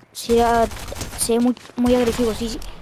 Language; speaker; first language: Spanish; native; Spanish